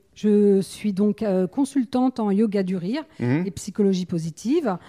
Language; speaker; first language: French; native; French